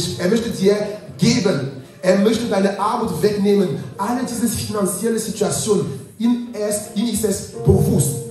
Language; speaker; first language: German; non-native, fluent; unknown